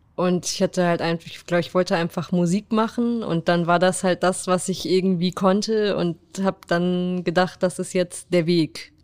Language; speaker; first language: German; native; German